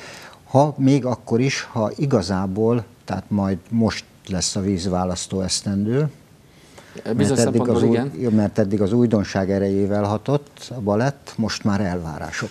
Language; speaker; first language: Hungarian; native; Hungarian